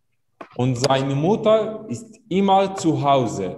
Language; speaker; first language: German; non-native, fluent; Arabic